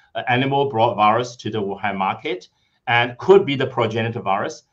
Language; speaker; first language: English; non-native, fluent; Chinese